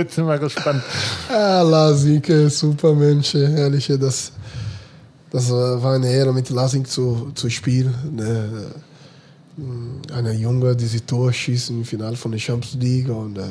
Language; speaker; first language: German; non-native, fluent; Portuguese